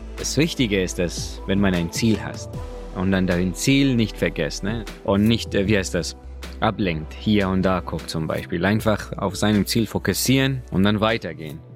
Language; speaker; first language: German; non-native, learner; Persian